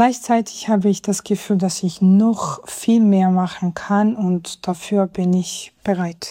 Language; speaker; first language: German; non-native, fluent; Georgian